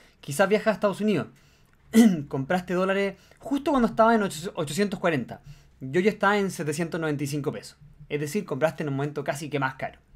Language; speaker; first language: Spanish; native; Spanish